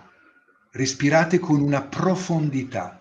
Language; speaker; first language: Spanish; non-native, learner; Italian